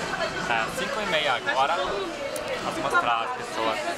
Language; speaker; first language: Portuguese; non-native, fluent; German